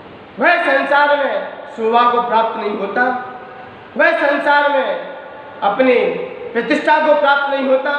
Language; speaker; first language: Hindi; native; Hindi